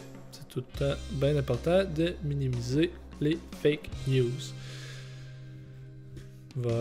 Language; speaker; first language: French; native; French